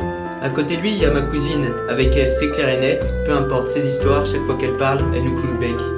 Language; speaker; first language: French; native; French